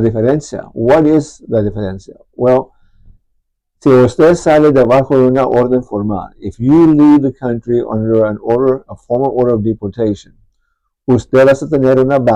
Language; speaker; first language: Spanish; early bilingual, heritage; Spanish